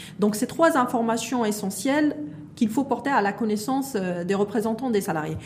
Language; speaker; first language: French; non-native, local second language; Arabic